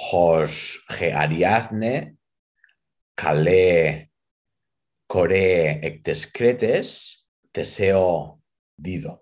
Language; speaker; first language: Greek; non-native, fluent; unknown